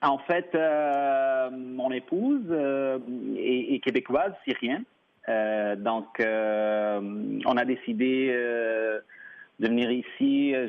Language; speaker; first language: French; non-native, fluent; Arabic